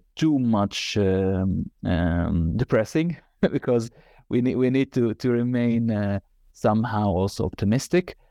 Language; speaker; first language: English; non-native, fluent; Arabic